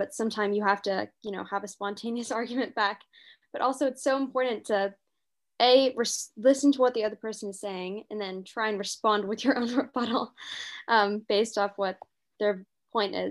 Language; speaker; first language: English; native; English